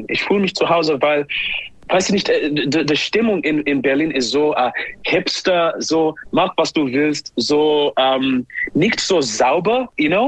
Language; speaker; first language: German; non-native, fluent; English